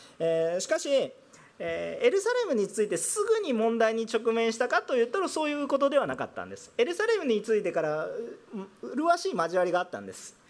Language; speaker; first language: Japanese; non-native, fluent; Korean